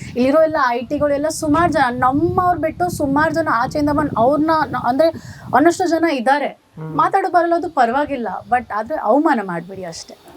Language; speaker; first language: Kannada; non-native, local second language; Marathi